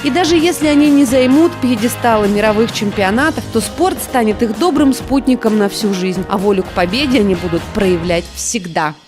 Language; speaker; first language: Russian; native; Russian